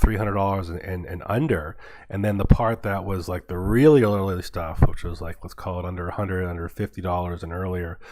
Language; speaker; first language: English; native; English